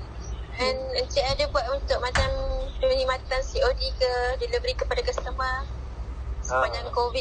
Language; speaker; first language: Malay; native; Malay